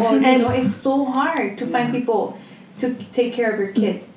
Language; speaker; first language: English; early bilingual, other home language; Spanish